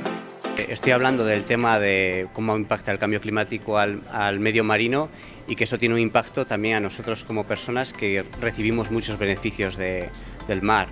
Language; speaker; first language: Spanish; native; Spanish